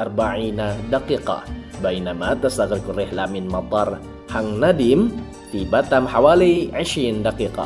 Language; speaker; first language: Arabic; non-native, fluent; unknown